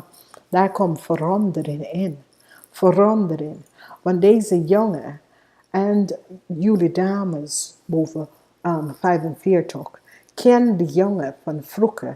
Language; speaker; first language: Dutch; non-native, fluent; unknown